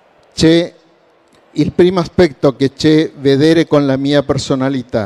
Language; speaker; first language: Italian; non-native, learner; Spanish